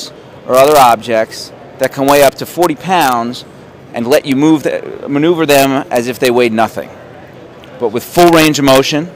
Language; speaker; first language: English; native; English